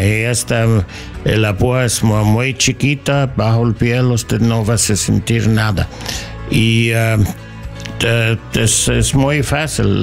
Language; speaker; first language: Spanish; non-native, learner; English